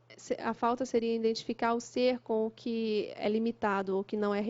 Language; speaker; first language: Portuguese; native; Portuguese